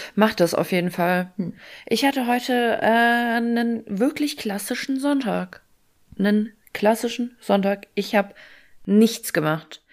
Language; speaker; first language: German; early bilingual, other home language; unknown